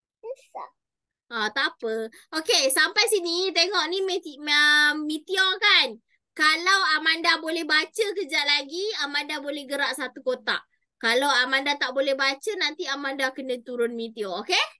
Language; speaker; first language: Malay; native; Malay